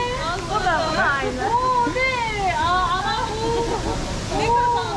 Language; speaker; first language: Turkish; non-native, learner; Korean